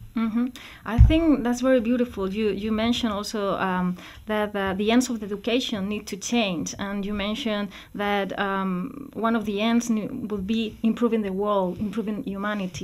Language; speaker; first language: English; non-native, fluent; Spanish